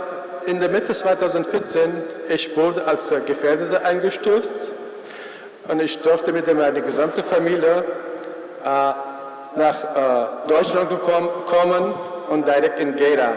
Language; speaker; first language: German; non-native, fluent; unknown